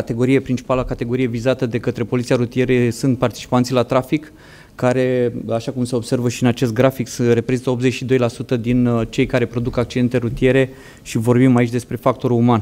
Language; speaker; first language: Romanian; native; Romanian